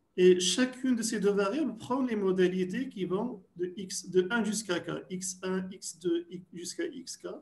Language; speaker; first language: French; non-native, local second language; Arabic